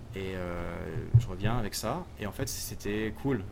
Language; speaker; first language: French; native; French